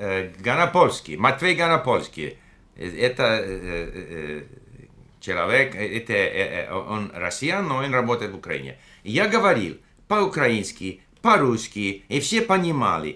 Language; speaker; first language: Russian; non-native, fluent; English